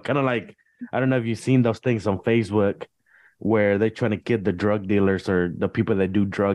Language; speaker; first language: English; early bilingual, other home language; Spanish